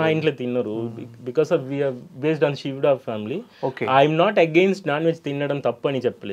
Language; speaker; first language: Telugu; non-native, local second language; Tamil